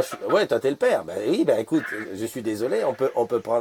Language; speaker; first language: French; native; French